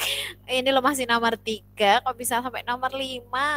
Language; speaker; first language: Indonesian; native; Indonesian